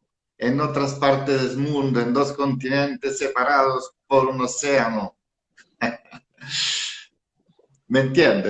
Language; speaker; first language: Spanish; non-native, fluent; Italian